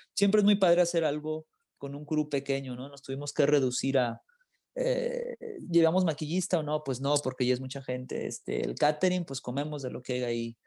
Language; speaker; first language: Spanish; early bilingual, heritage; Spanish